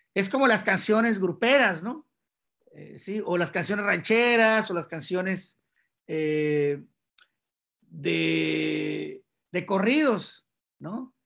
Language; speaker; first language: Spanish; native; Spanish